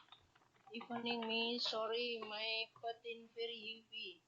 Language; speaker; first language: English; non-native, learner; Indonesian